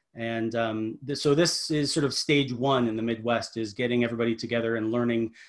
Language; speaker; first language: English; native; English